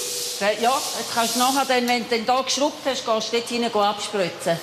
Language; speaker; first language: German; native; German